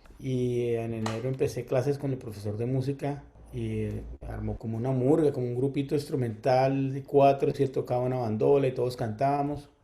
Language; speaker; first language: Spanish; native; Spanish